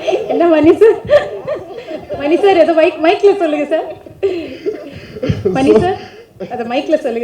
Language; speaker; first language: Tamil; native; Tamil